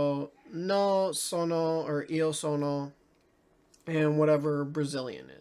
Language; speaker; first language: Italian; non-native, learner; English